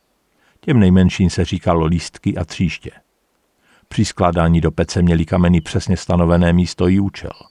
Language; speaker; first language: Czech; native; Czech